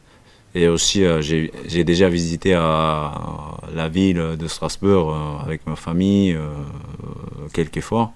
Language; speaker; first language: French; non-native, learner; Japanese